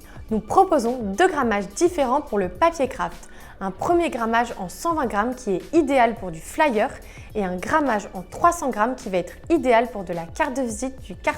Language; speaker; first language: French; native; French